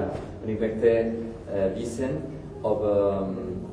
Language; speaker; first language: German; non-native, learner; Spanish